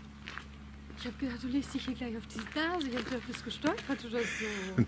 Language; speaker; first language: German; native; German